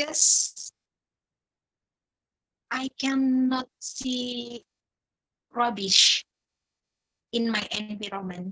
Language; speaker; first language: English; non-native, fluent; Indonesian